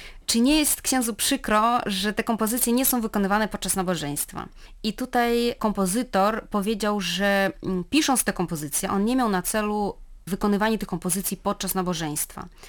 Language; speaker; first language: Polish; non-native, fluent; Russian